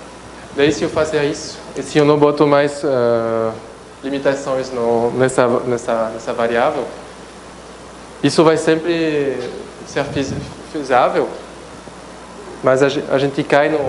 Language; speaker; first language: Portuguese; non-native, fluent; French